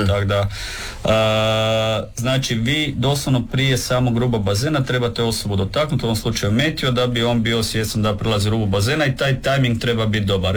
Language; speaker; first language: Serbian; native; Serbian